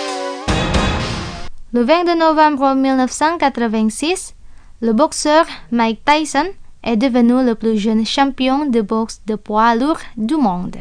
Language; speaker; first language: French; non-native, fluent; Indonesian